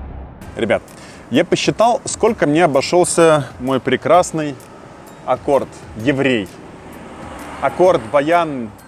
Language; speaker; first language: Russian; native; Russian